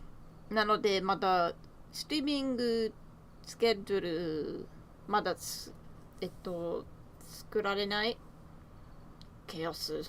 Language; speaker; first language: Japanese; non-native, learner; English